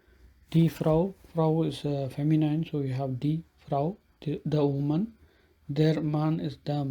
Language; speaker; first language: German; non-native, fluent; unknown